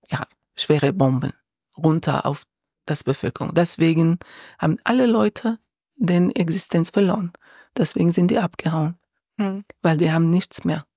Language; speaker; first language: German; non-native, learner; Arabic